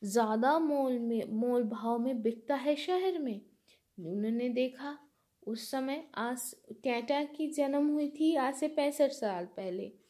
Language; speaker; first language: Hindi; non-native, local second language; Bangla